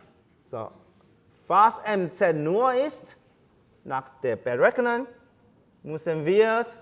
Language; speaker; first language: German; non-native, fluent; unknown